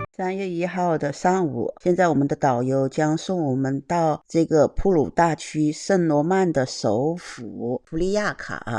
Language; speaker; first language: Chinese; native; Chinese